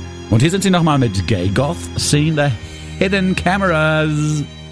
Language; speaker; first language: German; native; German